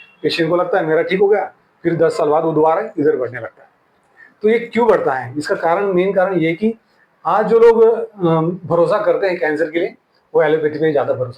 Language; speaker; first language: Hindi; non-native, local second language; Marathi